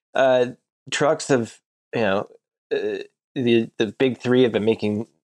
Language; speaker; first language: English; native; English